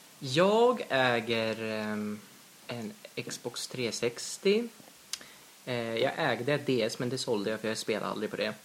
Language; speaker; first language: Swedish; native; Swedish